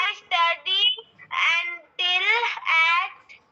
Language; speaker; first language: English; non-native, learner; Hindi